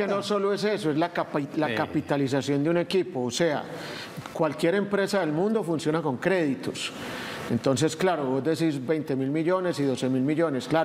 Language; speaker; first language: Spanish; native; Spanish